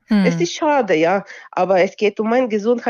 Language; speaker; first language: German; non-native, local second language; Bulgarian